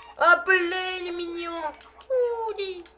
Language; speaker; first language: French; native; French